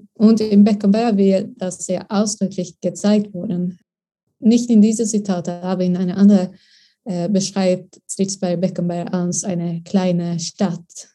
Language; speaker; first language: German; non-native, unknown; Swedish